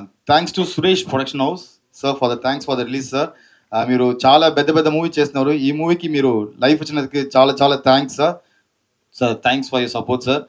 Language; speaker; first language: Telugu; non-native, fluent; Tamil